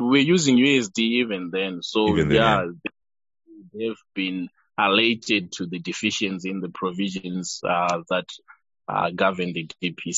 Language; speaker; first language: English; non-native, local second language; Shona